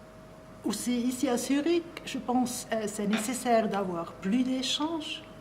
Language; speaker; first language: French; non-native, local second language; German